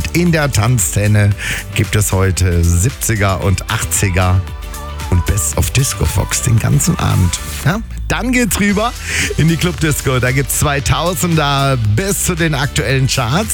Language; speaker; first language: German; native; German